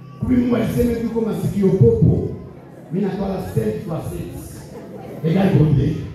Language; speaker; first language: Swahili; native; Swahili